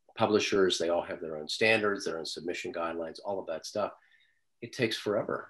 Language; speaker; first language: English; native; English